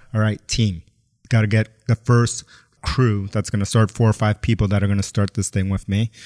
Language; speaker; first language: English; native; English